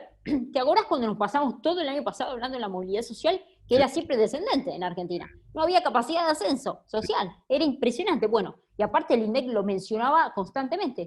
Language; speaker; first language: Spanish; native; Spanish